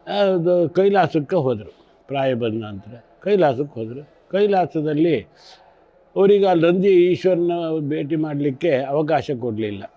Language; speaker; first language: Kannada; native; Kannada